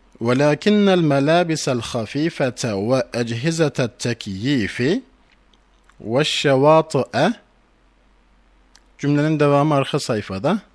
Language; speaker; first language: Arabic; non-native, fluent; Turkish